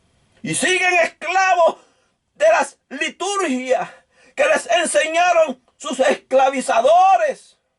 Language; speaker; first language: Spanish; native; Spanish